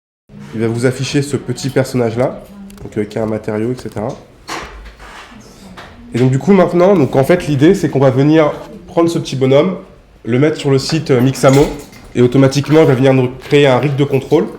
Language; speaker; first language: French; native; French